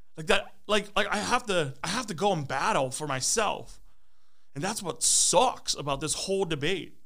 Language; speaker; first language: English; early bilingual, other home language; Hmong